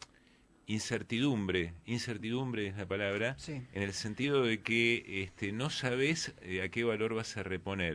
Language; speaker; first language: Spanish; native; Spanish